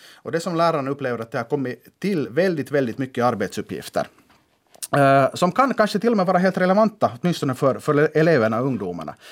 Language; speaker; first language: Swedish; native; Swedish